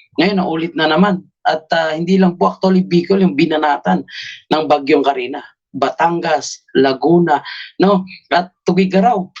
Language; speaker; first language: Filipino; native; Filipino